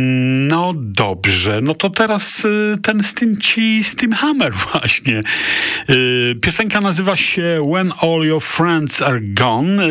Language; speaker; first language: Polish; native; Polish